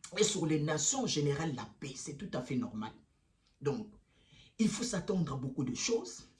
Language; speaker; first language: French; early bilingual, other home language; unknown